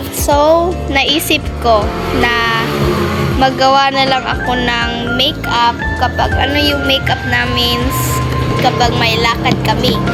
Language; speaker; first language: Filipino; non-native, local second language; Cebuano